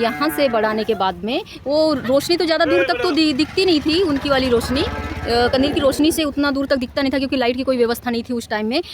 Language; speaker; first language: Hindi; non-native, local second language; Marathi